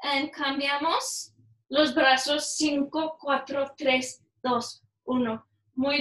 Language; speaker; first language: Spanish; non-native, learner; English